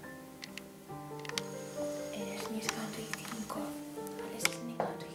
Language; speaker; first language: German; non-native, learner; Spanish